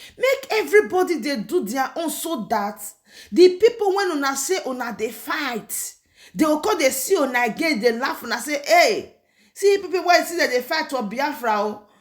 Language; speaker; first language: Nigerian Pidgin; non-native, local second language; Igbo